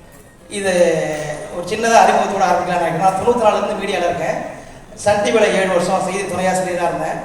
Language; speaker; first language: Tamil; native; Tamil